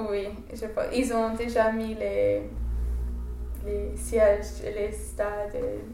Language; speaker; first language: French; non-native, fluent; English